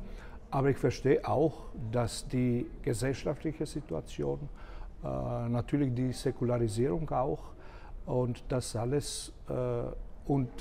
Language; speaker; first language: German; non-native, fluent; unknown